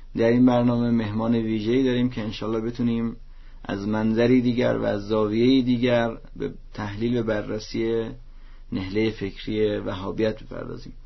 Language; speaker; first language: Persian; native; Persian